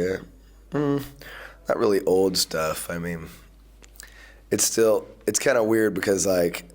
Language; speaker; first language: English; native; English